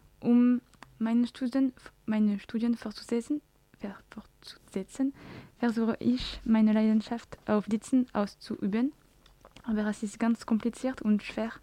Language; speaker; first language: German; non-native, learner; French